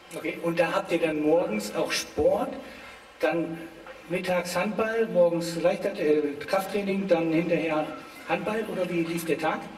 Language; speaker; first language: German; native; German